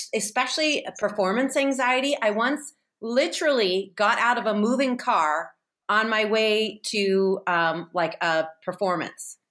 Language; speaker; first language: English; native; English